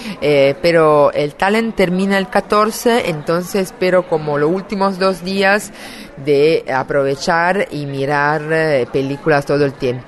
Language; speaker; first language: Spanish; non-native, fluent; Italian